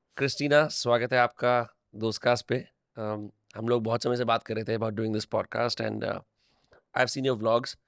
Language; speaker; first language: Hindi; native; Hindi